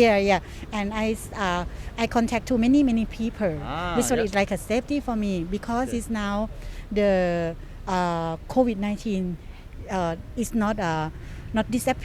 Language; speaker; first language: English; non-native, learner; Thai